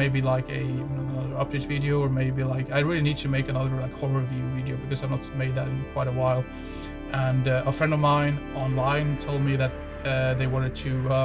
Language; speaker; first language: English; non-native, fluent; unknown